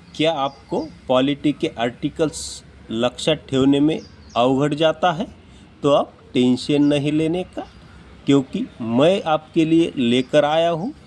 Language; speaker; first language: Hindi; non-native, local second language; Marathi